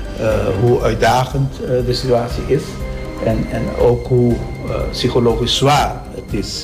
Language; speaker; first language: Dutch; non-native, local second language; Papiamento